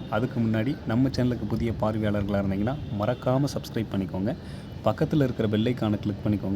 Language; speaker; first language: Tamil; native; Tamil